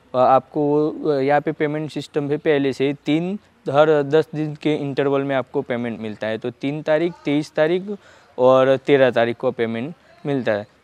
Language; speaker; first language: Hindi; non-native, local second language; Gujarati